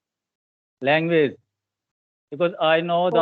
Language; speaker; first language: English; non-native, learner; Hindi